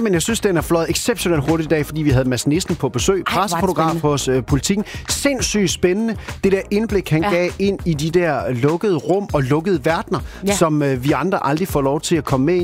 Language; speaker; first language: Danish; native; Danish